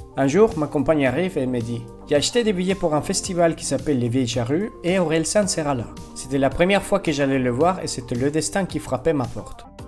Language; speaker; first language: French; non-native, fluent; Spanish